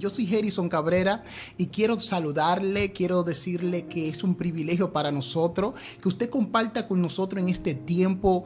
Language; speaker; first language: Spanish; native; Spanish